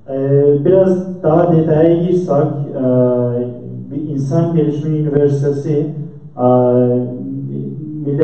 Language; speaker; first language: Turkish; non-native, fluent; Central Kurdish